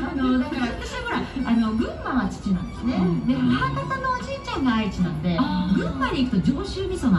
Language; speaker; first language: Japanese; native; Japanese